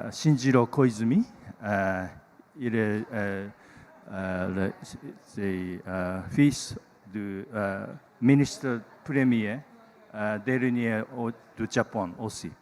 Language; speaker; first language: French; non-native, learner; Japanese